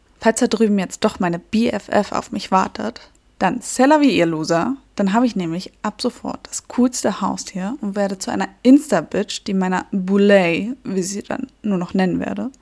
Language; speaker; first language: German; native; German